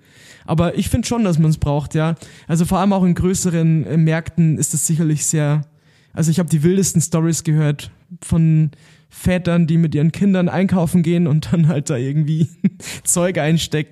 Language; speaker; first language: German; native; German